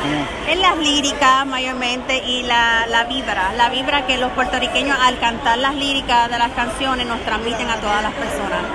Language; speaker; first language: Spanish; native; Spanish